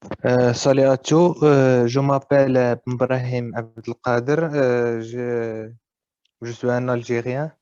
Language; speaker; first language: French; non-native, learner; Arabic